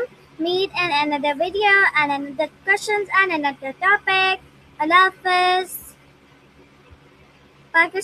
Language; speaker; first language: English; non-native, learner; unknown